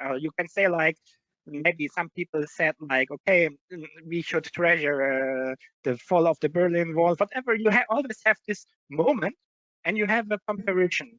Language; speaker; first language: English; non-native, fluent; German